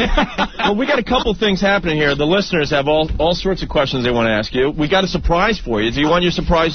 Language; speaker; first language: English; native; English